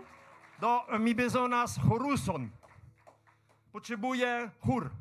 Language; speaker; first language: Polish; non-native, fluent; French